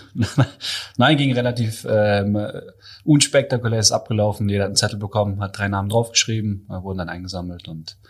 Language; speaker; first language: German; native; German